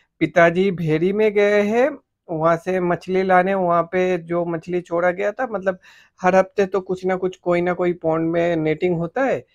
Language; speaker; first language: Hindi; native; Hindi